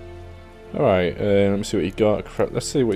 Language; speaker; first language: English; native; English